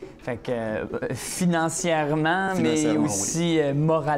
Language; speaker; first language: French; native; French